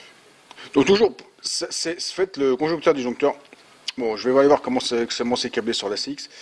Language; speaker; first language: French; native; French